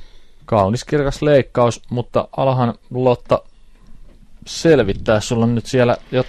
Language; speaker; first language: Finnish; native; Finnish